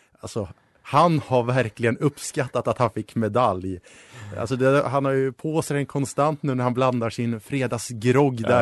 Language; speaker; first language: Swedish; native; Swedish